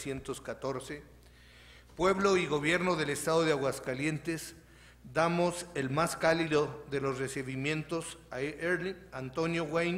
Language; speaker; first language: Spanish; native; Spanish